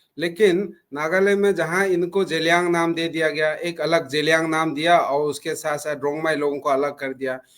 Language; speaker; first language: Hindi; non-native, local second language; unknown